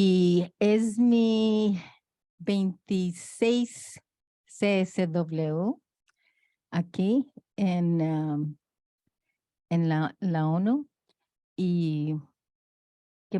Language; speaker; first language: Spanish; early bilingual, heritage; Spanish